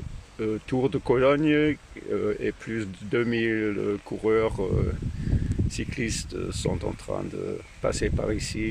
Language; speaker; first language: French; non-native, fluent; German